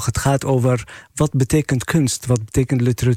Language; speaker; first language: Dutch; non-native, fluent; Arabic